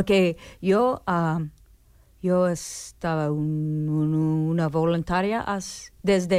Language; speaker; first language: Spanish; non-native, learner; English